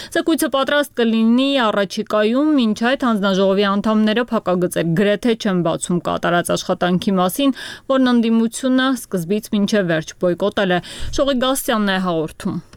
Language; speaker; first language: Armenian; native; Armenian